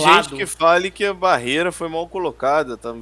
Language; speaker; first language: Portuguese; native; Portuguese